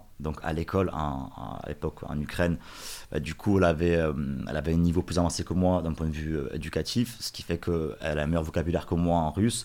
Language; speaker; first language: French; early bilingual, other home language; Russian